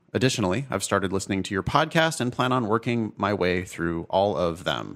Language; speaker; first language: English; native; English